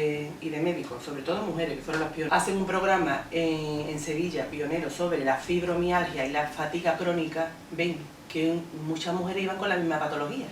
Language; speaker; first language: Spanish; native; Spanish